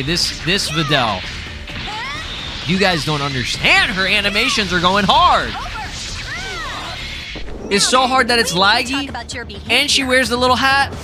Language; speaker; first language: English; native; English